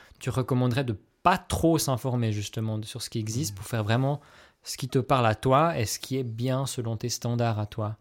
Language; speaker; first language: French; native; French